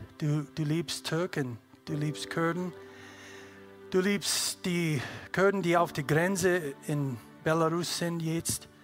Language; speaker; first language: German; non-native, learner; English